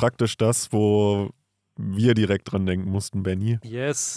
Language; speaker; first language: German; native; German